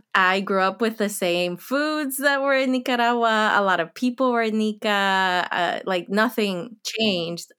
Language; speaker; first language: English; early bilingual, other home language; Spanish